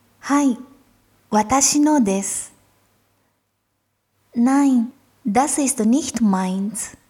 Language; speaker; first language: German; non-native, fluent; Japanese